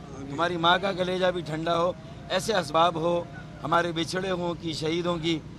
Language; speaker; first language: Urdu; native; Urdu